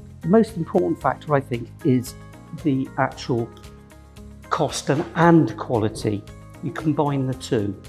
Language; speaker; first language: English; native; English